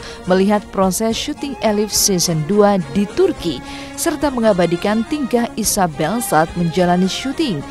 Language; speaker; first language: Indonesian; native; Indonesian